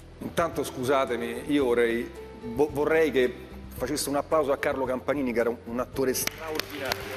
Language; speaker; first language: Italian; native; Italian